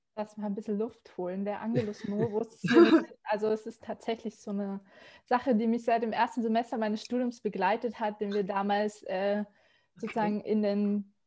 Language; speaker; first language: German; native; German